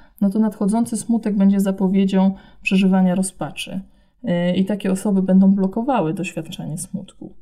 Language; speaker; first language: Polish; native; Polish